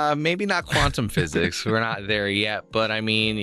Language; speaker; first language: English; native; English